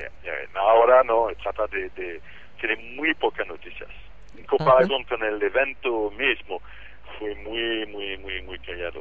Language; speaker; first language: Spanish; non-native, fluent; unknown